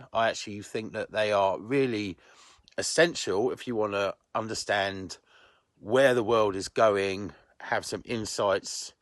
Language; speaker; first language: English; native; English